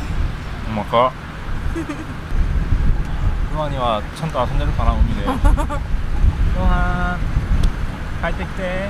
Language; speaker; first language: Japanese; non-native, learner; Korean